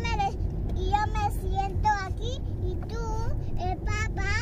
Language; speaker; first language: Spanish; early bilingual, other home language; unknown